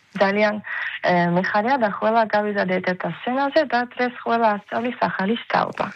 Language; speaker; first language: Georgian; early bilingual, heritage; Georgian